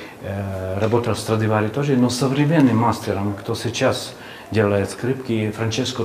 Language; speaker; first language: Russian; non-native, fluent; Hungarian